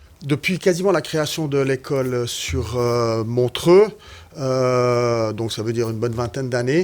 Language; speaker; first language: French; native; French